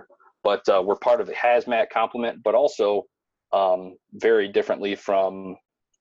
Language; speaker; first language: English; native; English